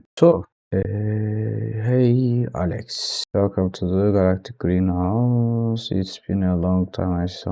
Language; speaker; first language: English; non-native, fluent; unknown